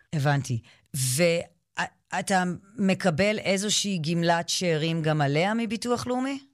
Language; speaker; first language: Hebrew; native; Hebrew